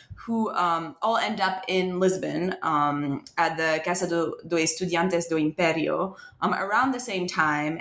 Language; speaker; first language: English; non-native, fluent; French